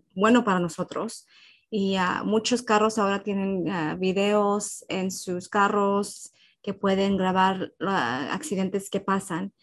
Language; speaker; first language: Spanish; early bilingual, heritage; Spanish